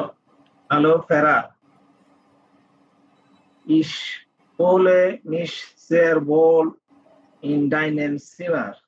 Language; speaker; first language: German; non-native, learner; Bangla